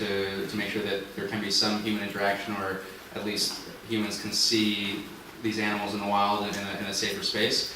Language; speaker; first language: English; native; English